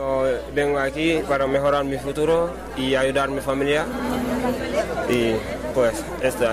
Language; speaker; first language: Spanish; non-native, learner; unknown